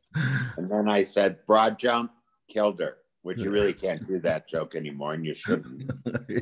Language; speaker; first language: English; native; English